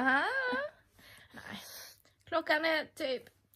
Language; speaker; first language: Swedish; native; Swedish